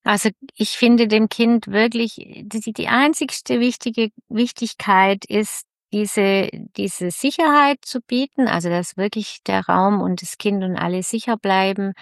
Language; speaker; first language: German; native; German